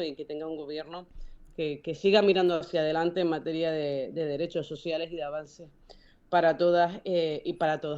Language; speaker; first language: Spanish; native; Spanish